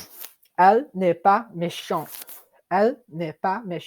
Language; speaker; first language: French; non-native, fluent; English